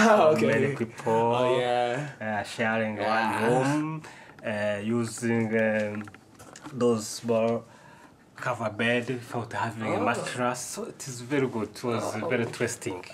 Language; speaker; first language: English; non-native, fluent; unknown